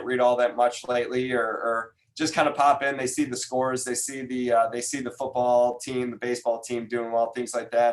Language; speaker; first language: English; native; English